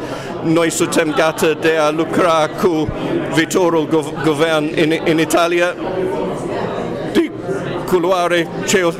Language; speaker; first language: Romanian; non-native, fluent; English